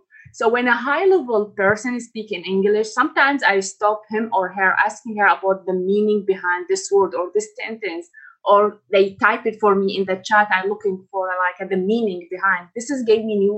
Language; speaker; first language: English; non-native, fluent; Arabic